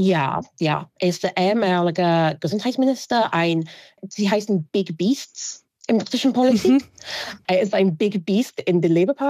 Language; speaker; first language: German; non-native, fluent; English